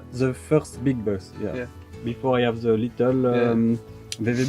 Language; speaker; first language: English; non-native, learner; French